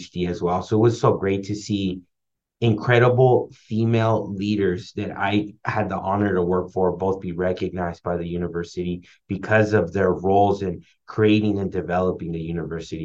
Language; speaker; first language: English; early bilingual, other home language; Spanish